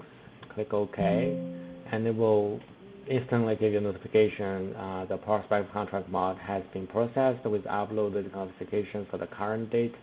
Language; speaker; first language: English; non-native, fluent; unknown